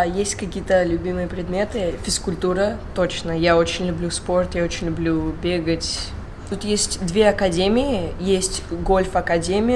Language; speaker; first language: Russian; early bilingual, heritage; Russian